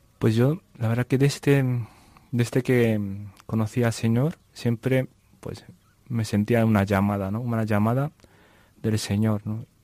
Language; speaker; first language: Spanish; non-native, fluent; Japanese